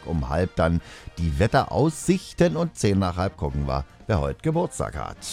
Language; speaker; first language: German; native; German